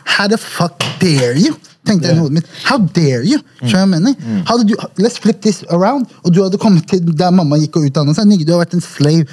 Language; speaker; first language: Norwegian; early bilingual, other home language; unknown